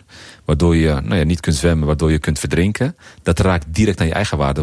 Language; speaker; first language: Dutch; early bilingual, other home language; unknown